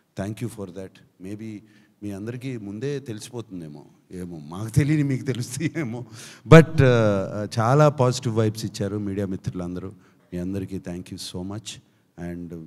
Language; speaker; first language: Telugu; native; Telugu